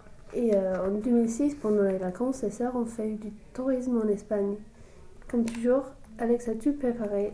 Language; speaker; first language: French; non-native, learner; English